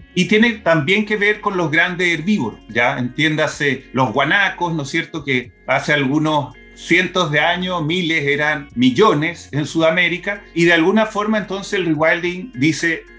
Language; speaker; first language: Spanish; early bilingual, other home language; Portuguese